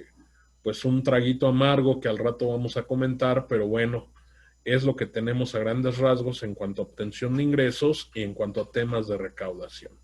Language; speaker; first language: Spanish; native; Spanish